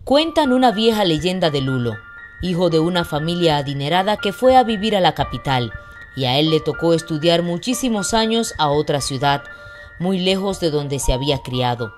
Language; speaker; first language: Spanish; native; Spanish